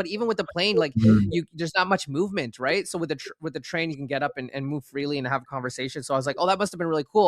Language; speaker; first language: English; native; English